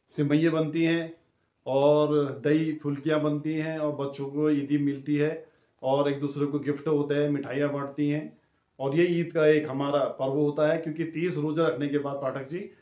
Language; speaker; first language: Hindi; native; Hindi